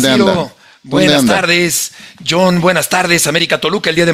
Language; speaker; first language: Spanish; native; Spanish